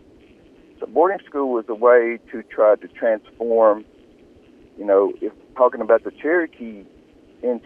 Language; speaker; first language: English; early bilingual, other home language; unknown